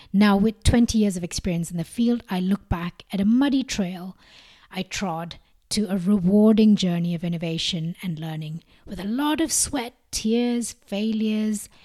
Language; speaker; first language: English; non-native, local second language; Malayalam